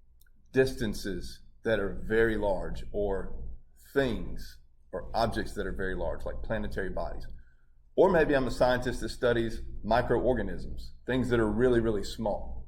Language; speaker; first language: English; native; English